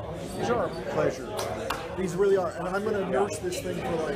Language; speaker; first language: English; native; English